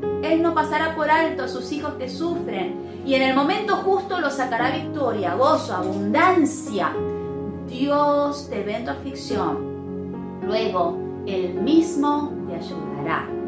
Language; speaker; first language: Spanish; native; Spanish